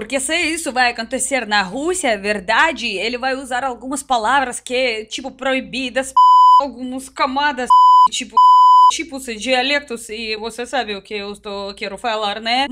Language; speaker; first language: Portuguese; non-native, learner; Russian